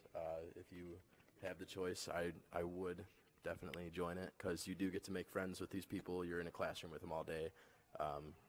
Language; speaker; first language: English; native; English